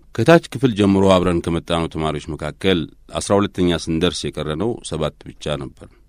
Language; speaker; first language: Amharic; native; Amharic